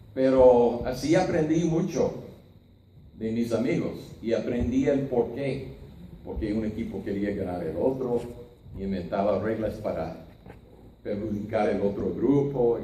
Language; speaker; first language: Spanish; non-native, fluent; English